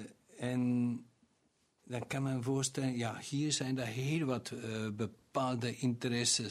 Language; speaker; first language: Dutch; non-native, local second language; German